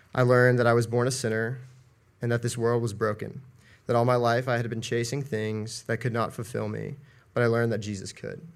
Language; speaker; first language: English; native; English